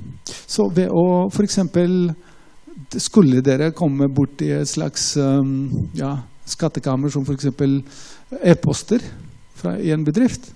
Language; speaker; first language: Norwegian; non-native, fluent; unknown